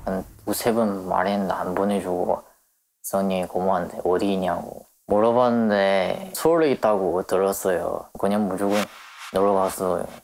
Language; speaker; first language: Korean; non-native, learner; Chinese